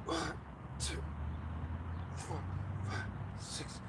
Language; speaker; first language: English; native; English